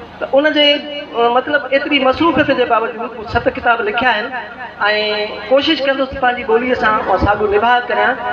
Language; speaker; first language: Sindhi; native; Sindhi